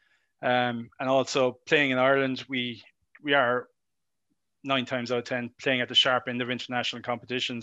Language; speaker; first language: English; native; English